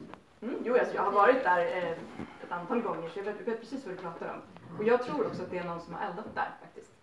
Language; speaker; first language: Swedish; native; Swedish